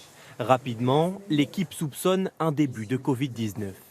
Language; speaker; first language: French; native; French